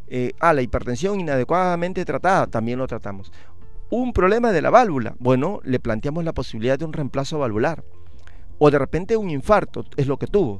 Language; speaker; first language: Spanish; native; Spanish